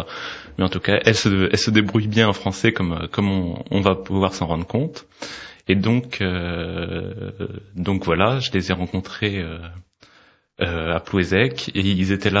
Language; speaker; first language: French; native; French